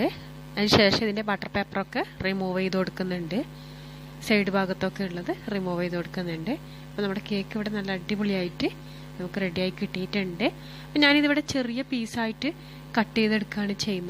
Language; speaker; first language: Malayalam; native; Malayalam